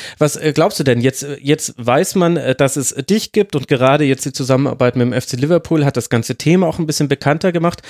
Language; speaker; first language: German; native; German